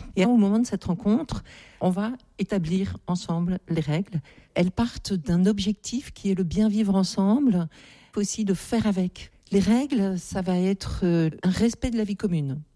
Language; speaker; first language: French; native; French